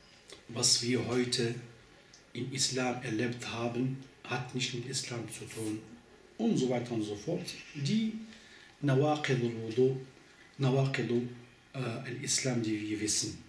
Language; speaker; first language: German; non-native, fluent; Arabic